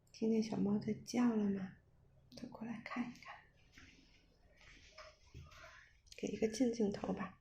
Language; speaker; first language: Chinese; native; Chinese